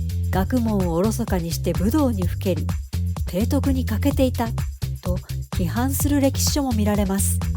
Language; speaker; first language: Japanese; native; Japanese